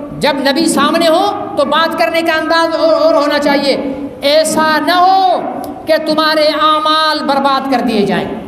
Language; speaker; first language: Urdu; non-native, local second language; Sindhi